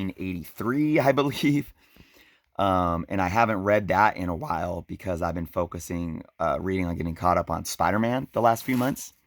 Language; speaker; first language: English; native; English